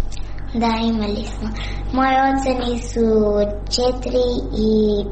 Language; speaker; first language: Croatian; non-native, learner; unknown